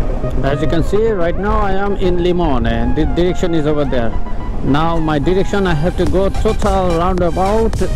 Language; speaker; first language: English; non-native, learner; Bangla